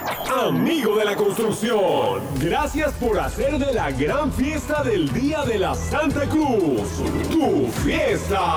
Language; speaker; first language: Spanish; native; Spanish